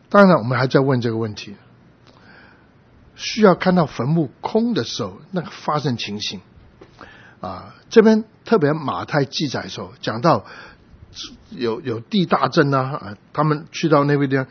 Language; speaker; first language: Chinese; native; Chinese